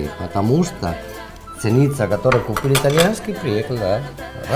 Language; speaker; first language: Russian; non-native, learner; Italian